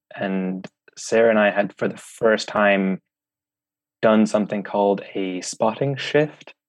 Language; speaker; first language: English; native; English